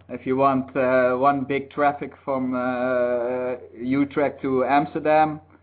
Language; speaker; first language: English; non-native, fluent; Dutch